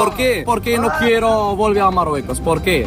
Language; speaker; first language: Spanish; non-native, learner; Arabic